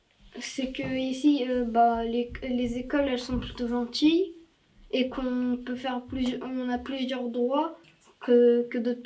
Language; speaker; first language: French; early bilingual, other home language; Romanian